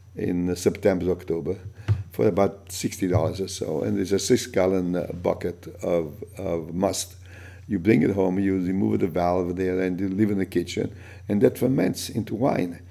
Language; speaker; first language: English; non-native, fluent; Italian